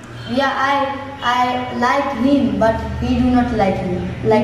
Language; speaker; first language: English; non-native, learner; Hindi